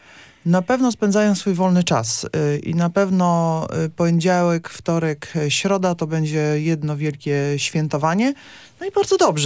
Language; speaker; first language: Polish; native; Polish